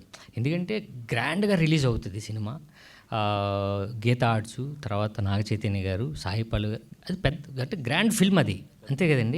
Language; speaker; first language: Telugu; native; Telugu